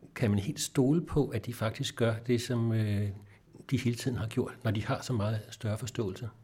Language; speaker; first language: Danish; native; Danish